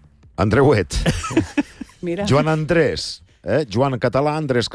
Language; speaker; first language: Catalan; native; Catalan